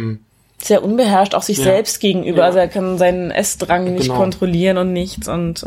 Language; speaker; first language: German; native; German